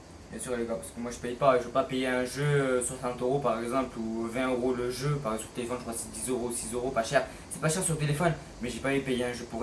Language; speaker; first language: French; native; French